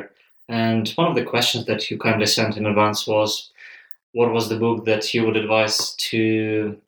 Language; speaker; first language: English; non-native, fluent; Russian